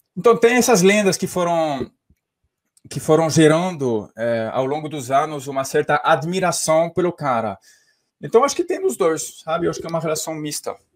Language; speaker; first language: Portuguese; non-native, fluent; French